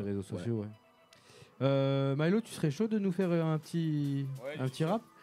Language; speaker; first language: French; native; French